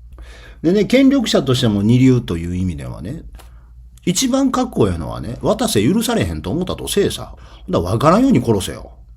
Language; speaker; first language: Japanese; native; Japanese